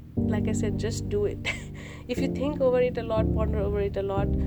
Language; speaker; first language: English; non-native, local second language; Nepali